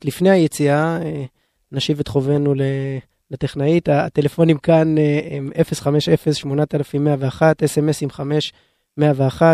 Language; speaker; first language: Hebrew; native; Hebrew